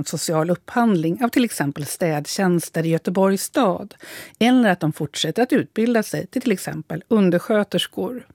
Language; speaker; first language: Swedish; native; Swedish